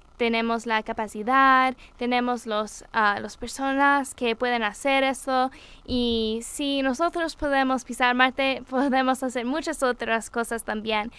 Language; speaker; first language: Spanish; non-native, learner; English